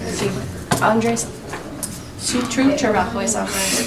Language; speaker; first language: Spanish; non-native, fluent; English